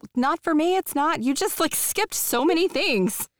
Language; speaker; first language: English; native; English